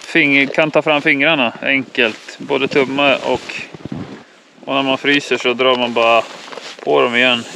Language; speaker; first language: Swedish; native; Swedish